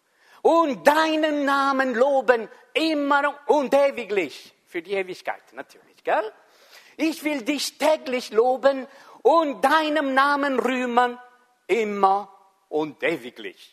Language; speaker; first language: German; non-native, fluent; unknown